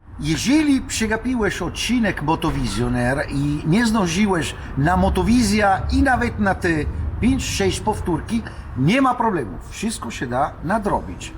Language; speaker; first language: Polish; non-native, fluent; Italian